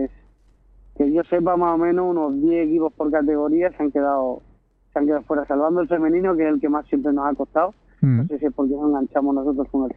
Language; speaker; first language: Spanish; native; Spanish